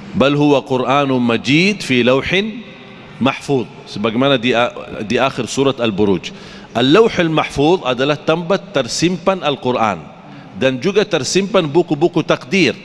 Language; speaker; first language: Malay; non-native, fluent; Arabic